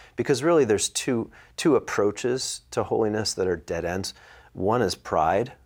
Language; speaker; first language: English; native; English